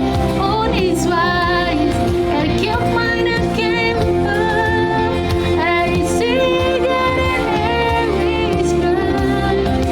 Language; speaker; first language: German; non-native, learner; Indonesian